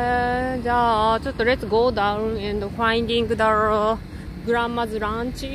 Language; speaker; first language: English; non-native, learner; Japanese